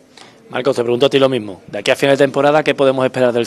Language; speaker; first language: Spanish; native; Spanish